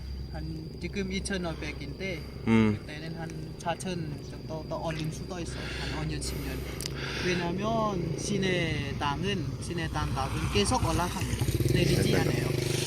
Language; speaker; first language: Korean; non-native, learner; Lao